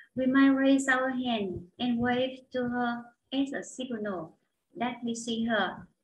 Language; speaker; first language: English; non-native, fluent; Vietnamese